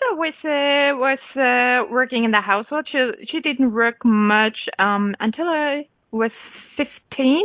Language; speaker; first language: English; non-native, fluent; German